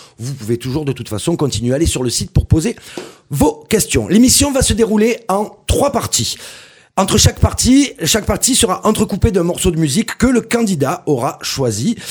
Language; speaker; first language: French; native; French